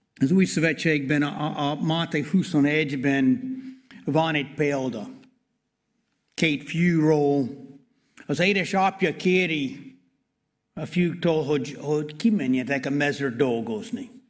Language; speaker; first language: Hungarian; non-native, learner; English